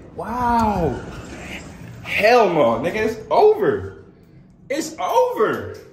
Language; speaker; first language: English; native; English